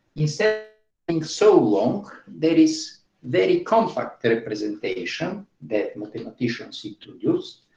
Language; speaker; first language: English; non-native, fluent; Bulgarian